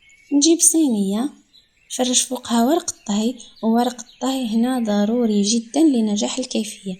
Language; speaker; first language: Arabic; native; Arabic